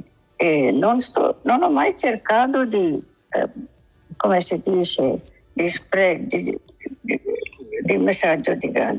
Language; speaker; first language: Italian; non-native, learner; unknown